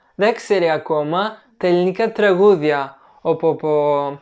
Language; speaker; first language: Greek; non-native, learner; Turkish